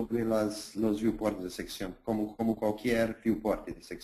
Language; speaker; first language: Spanish; non-native, fluent; Portuguese